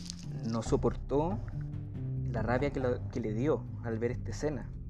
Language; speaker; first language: Spanish; native; Spanish